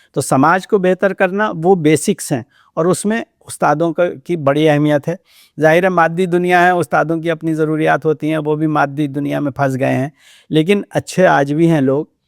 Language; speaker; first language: Hindi; native; Hindi